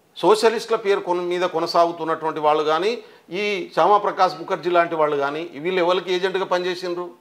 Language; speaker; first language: Telugu; non-native, local second language; Lambadi